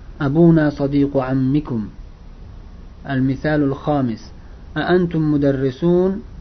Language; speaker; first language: Arabic; non-native, fluent; Uzbek